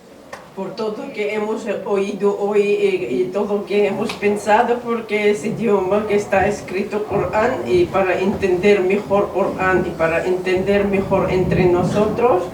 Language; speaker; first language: Spanish; non-native, learner; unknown